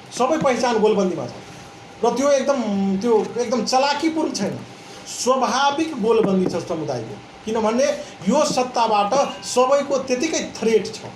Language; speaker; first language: Nepali; non-native, local second language; Maithili